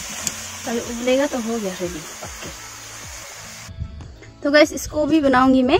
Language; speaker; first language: Hindi; non-native, local second language; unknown